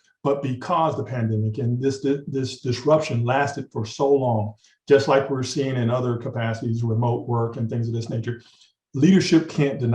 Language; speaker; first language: English; native; English